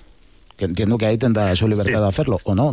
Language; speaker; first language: Spanish; native; Spanish